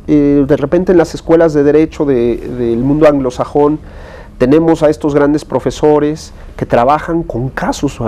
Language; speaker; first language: Spanish; native; Spanish